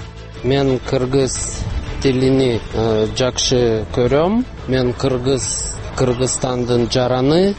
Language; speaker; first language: Kyrgyz; non-native, local second language; Russian